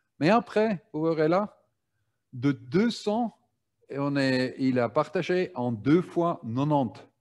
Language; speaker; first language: French; non-native, learner; German